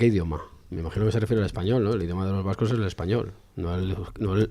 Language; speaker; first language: Spanish; native; Spanish